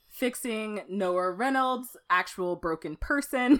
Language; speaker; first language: English; native; English